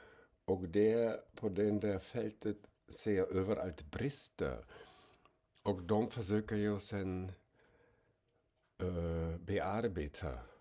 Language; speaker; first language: Swedish; non-native, fluent; German